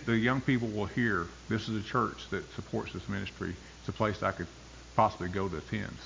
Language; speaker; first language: English; native; English